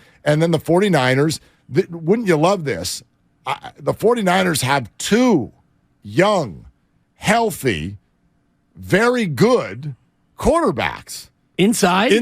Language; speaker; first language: English; native; English